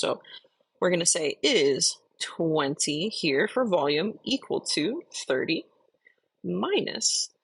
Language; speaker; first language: English; native; English